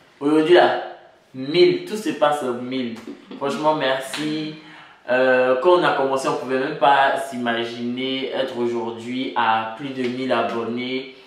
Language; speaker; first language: French; native; French